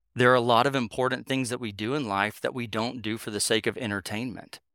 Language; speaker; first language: English; native; English